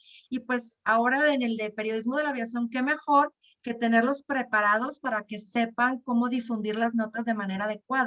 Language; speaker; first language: Spanish; native; Spanish